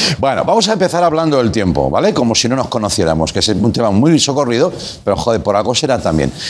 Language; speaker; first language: Spanish; non-native, local second language; Catalan